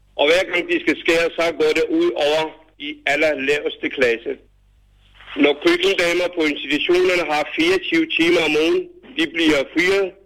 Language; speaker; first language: Danish; non-native, fluent; Urdu